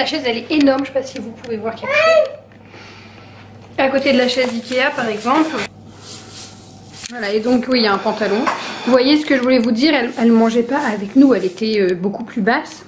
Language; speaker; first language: French; native; French